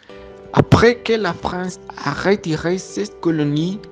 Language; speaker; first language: French; non-native, learner; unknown